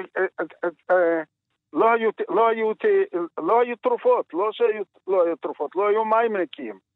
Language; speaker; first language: Hebrew; non-native, fluent; Yiddish